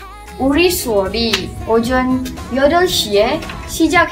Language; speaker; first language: Korean; non-native, learner; Malay